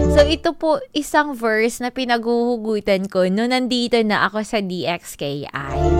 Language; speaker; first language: Filipino; non-native, local second language; Cebuano